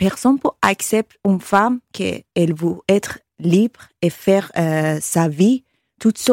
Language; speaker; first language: French; non-native, learner; Persian